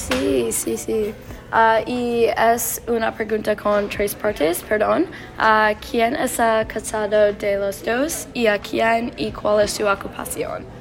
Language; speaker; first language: Spanish; non-native, learner; English